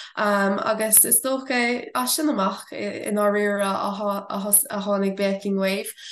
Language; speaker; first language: Irish; non-native, local second language; English